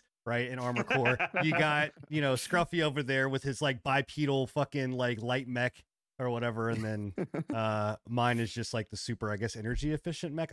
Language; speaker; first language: English; native; English